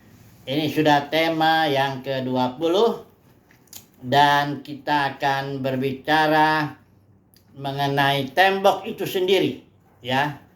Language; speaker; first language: Indonesian; native; Indonesian